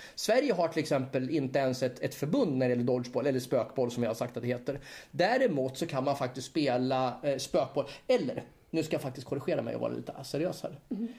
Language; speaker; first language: Swedish; native; Swedish